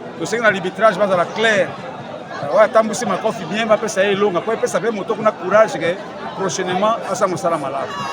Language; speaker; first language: Lingala; native; Lingala